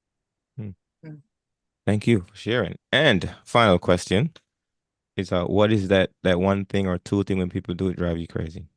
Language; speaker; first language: English; non-native, fluent; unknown